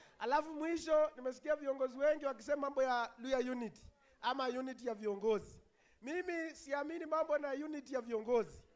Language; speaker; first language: Swahili; non-native, local second language; Luyia